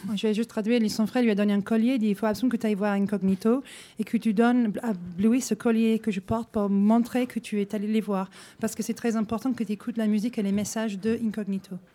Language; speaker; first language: French; non-native, fluent; English